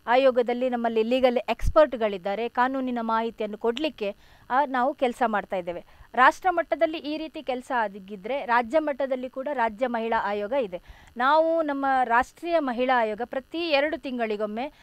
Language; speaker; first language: Kannada; non-native, local second language; Tulu